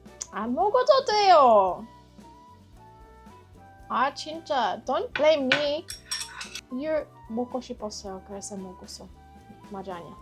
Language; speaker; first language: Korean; non-native, learner; English